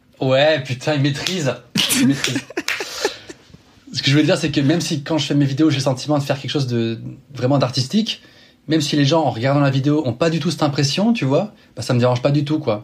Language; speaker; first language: French; native; French